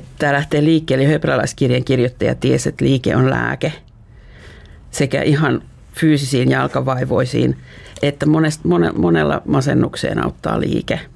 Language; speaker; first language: Finnish; native; Finnish